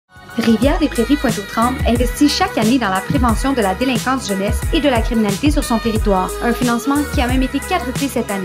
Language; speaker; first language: French; native; French